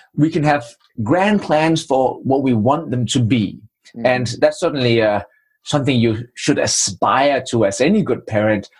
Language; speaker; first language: English; non-native, fluent; Danish